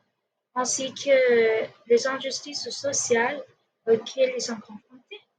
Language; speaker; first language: French; non-native, learner; Spanish